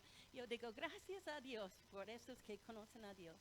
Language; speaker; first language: Spanish; non-native, fluent; English